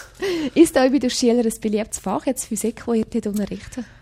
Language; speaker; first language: German; native; German